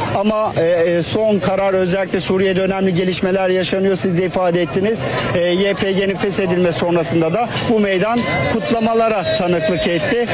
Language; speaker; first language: Turkish; native; Turkish